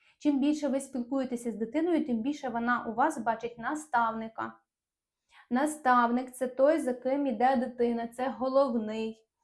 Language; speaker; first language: Ukrainian; non-native, local second language; Russian